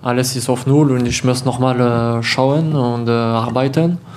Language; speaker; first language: German; non-native, learner; French